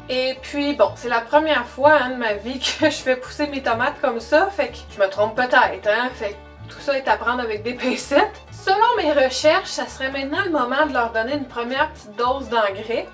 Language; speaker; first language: French; native; French